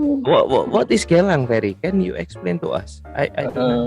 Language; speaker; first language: English; non-native, learner; Indonesian